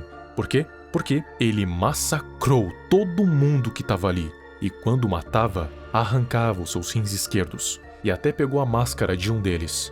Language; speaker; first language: Portuguese; native; Portuguese